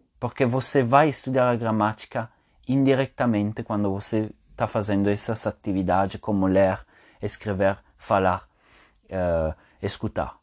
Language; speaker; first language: Portuguese; non-native, fluent; Italian